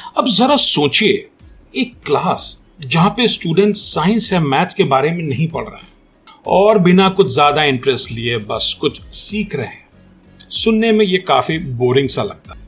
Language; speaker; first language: Hindi; native; Hindi